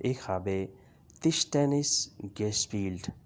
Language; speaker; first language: German; non-native, learner; Urdu